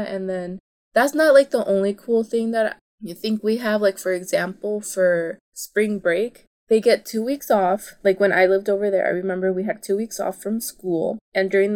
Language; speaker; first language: English; early bilingual, other home language; Spanish